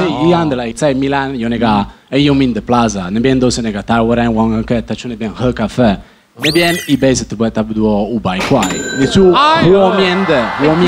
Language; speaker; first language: Chinese; non-native, learner; Italian